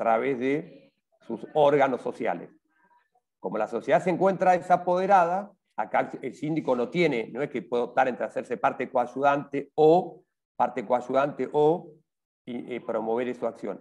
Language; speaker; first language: Spanish; native; Spanish